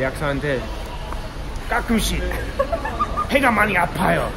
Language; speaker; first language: Korean; non-native, learner; English